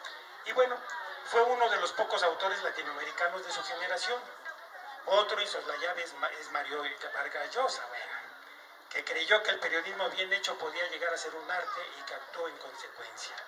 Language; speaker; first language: Spanish; native; Spanish